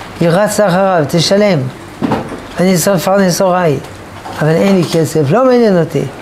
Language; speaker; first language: Hebrew; non-native, fluent; French